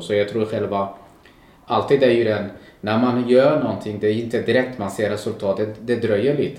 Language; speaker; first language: Swedish; non-native, local second language; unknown